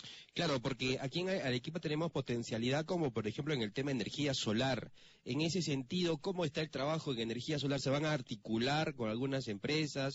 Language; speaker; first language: Spanish; native; Spanish